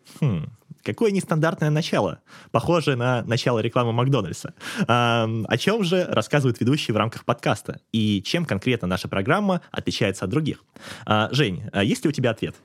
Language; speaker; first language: Russian; native; Russian